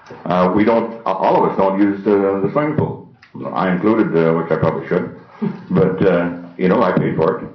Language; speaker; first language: English; native; English